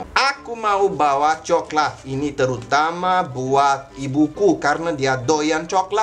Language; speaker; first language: Indonesian; non-native, fluent; Portuguese